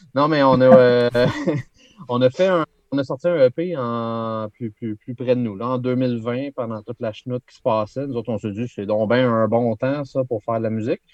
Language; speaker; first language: French; native; French